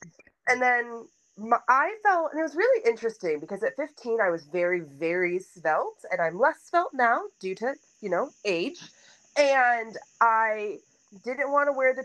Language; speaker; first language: English; native; English